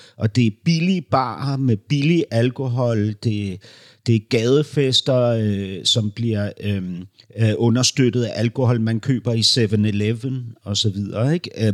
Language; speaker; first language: Danish; native; Danish